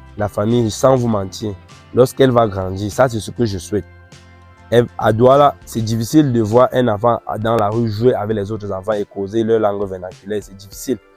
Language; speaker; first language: French; non-native, local second language; Ghomala